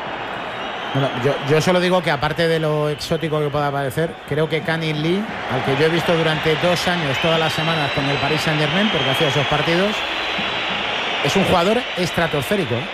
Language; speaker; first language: Spanish; native; Spanish